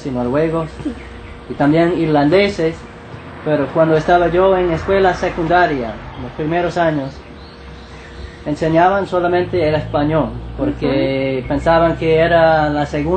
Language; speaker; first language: Spanish; non-native, fluent; English